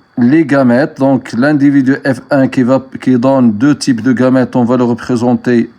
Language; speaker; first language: French; non-native, local second language; Arabic